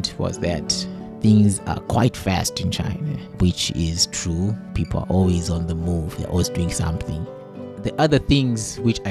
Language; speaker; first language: English; non-native, local second language; Shona